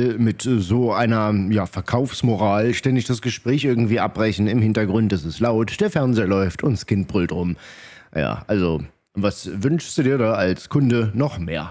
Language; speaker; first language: German; native; German